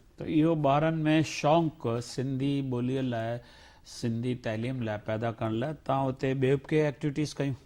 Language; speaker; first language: Sindhi; native; Sindhi